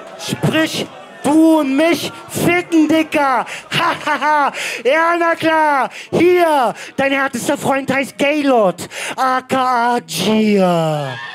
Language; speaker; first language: German; early bilingual, other home language; Greek